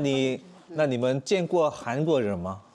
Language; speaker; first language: Chinese; non-native, learner; Korean